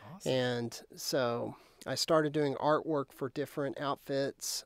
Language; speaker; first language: English; native; English